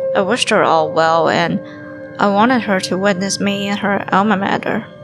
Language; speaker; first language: English; non-native, fluent; Chinese